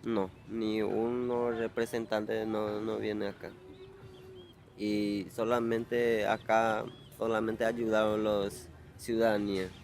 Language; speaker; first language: Spanish; non-native, local second language; Guarani